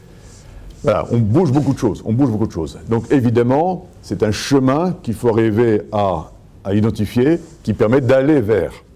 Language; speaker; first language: French; native; French